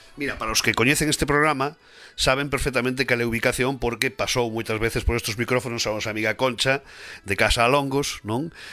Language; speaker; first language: Galician; non-native, local second language; Spanish